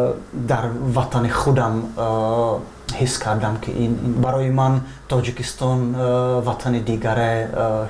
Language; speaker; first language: Persian; non-native, fluent; Czech